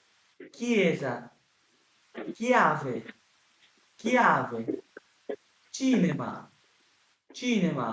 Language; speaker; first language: Italian; non-native, fluent; Bangla